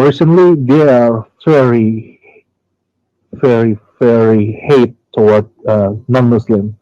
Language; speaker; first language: English; non-native, learner; Indonesian